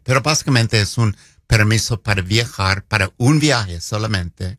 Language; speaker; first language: Spanish; non-native, fluent; English